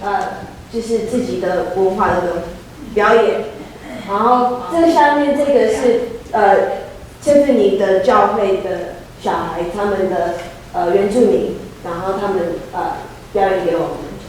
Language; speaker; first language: Chinese; early bilingual, heritage; Chinese